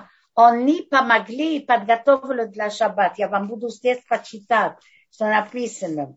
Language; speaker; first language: Russian; non-native, fluent; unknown